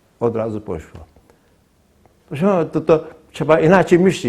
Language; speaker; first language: Polish; non-native, fluent; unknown